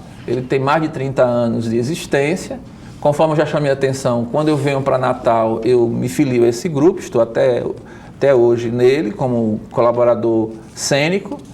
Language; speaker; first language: Portuguese; native; Portuguese